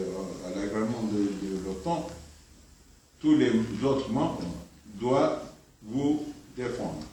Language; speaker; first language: French; non-native, fluent; Turkish